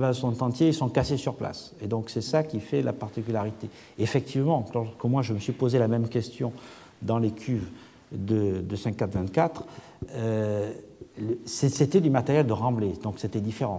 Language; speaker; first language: French; native; French